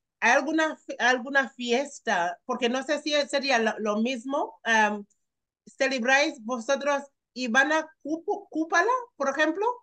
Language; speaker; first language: Spanish; non-native, fluent; English